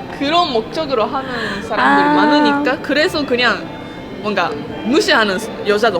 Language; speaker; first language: Korean; non-native, fluent; Japanese